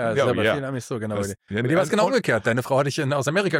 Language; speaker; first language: German; native; German